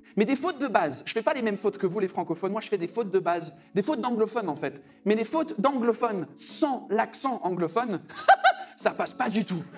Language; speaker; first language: French; early bilingual, other home language; English